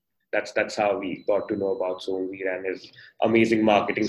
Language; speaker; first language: English; non-native, local second language; Hindi